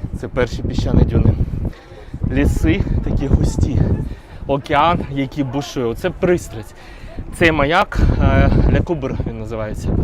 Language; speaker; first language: Ukrainian; native; Ukrainian